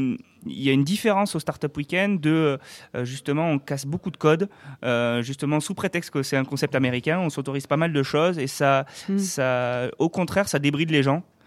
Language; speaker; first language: French; native; French